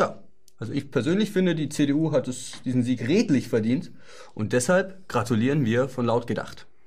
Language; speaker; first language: German; native; German